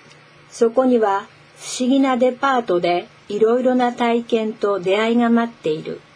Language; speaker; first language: Japanese; native; Japanese